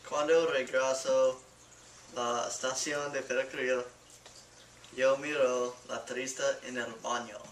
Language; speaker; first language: Spanish; non-native, learner; English